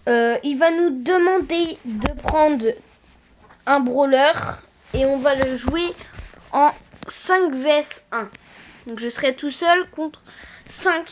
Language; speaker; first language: French; native; French